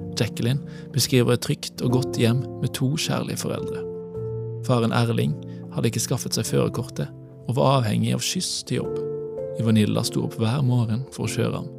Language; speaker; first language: Norwegian; native; Norwegian